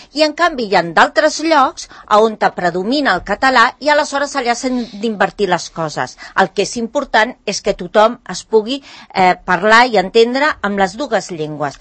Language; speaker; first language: Catalan; native; Catalan